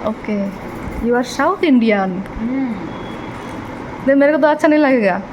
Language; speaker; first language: Hindi; non-native, local second language; Bangla